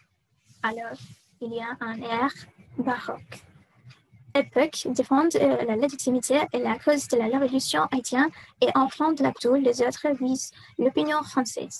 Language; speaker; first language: French; non-native, learner; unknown